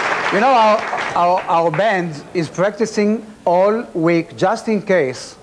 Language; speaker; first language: English; non-native, fluent; Hebrew